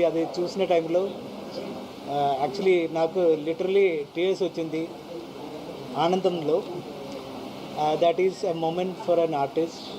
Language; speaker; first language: Telugu; non-native, learner; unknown